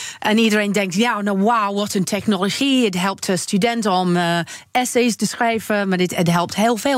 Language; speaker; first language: Dutch; non-native, learner; English